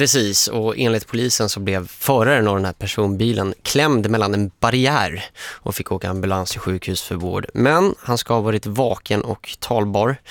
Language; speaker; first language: Swedish; native; Swedish